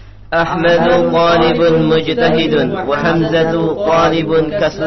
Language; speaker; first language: Arabic; non-native, learner; Indonesian